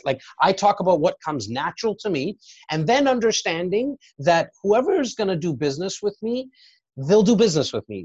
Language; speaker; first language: English; native; English